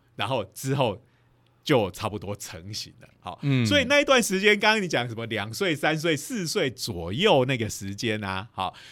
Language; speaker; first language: Chinese; non-native, local second language; Min Nan Chinese